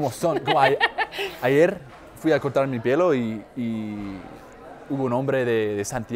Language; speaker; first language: Spanish; non-native, fluent; English